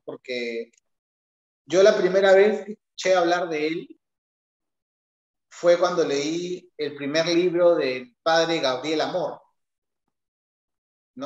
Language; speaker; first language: Spanish; native; Spanish